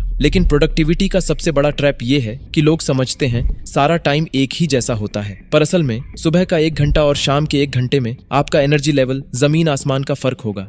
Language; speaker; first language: Hindi; native; Hindi